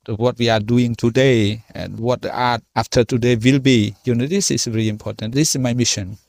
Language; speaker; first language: English; non-native, learner; Khmer